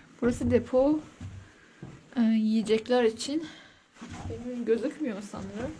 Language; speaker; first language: Turkish; non-native, learner; Persian